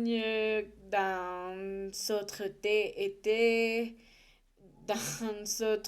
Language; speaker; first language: French; non-native, learner; Spanish